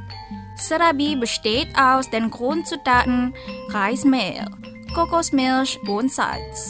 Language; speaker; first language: German; non-native, fluent; Indonesian